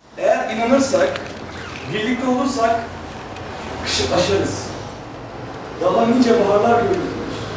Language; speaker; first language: Turkish; native; Turkish